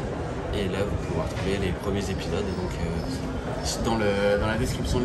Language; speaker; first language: French; native; French